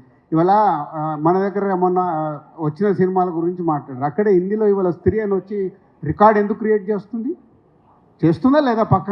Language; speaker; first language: Telugu; native; Telugu